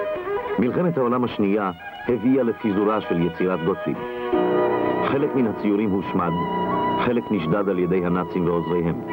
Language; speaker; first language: Hebrew; native; Hebrew